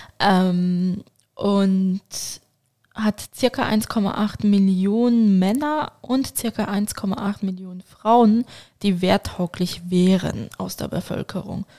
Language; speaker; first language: German; early bilingual, other home language; Turkish